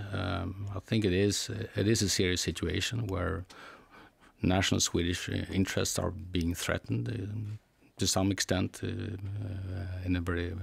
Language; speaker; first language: English; non-native, fluent; Swedish